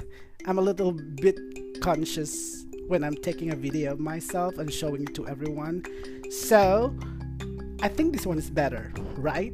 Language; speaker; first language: English; non-native, local second language; Filipino